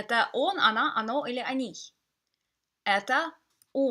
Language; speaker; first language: Russian; non-native, fluent; English